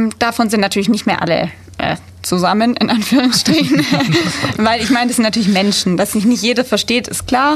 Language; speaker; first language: German; native; German